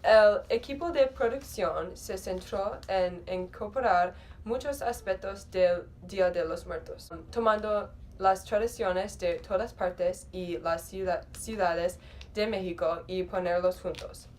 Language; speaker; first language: Spanish; non-native, learner; English